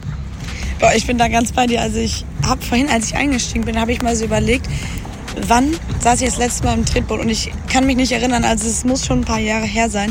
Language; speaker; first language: German; native; German